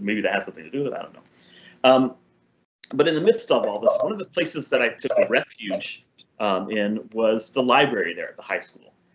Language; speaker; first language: English; early bilingual, other home language; Spanish